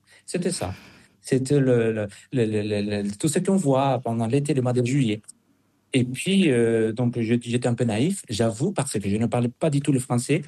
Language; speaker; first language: French; non-native, fluent; Spanish